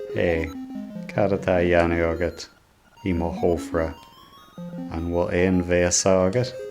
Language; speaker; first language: Irish; non-native, local second language; English